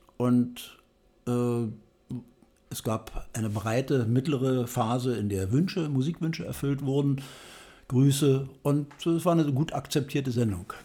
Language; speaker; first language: German; native; German